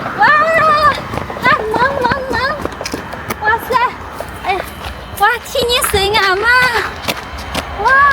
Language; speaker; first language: Thai; non-native, learner; Chinese